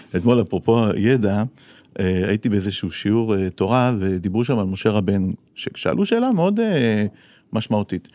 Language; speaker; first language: Hebrew; native; Hebrew